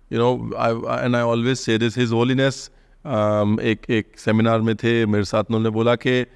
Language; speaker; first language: Hindi; native; Hindi